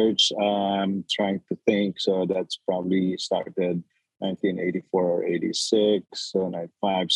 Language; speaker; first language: English; non-native, local second language; Cebuano